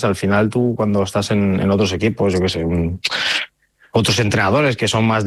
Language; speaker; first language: Spanish; native; Spanish